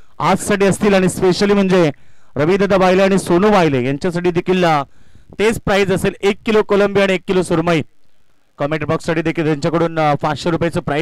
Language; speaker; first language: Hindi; non-native, local second language; Marathi